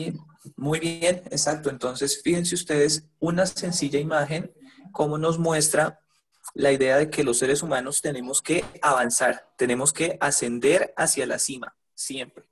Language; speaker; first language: Spanish; native; Spanish